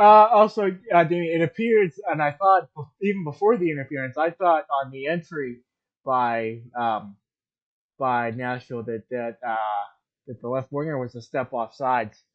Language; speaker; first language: English; native; English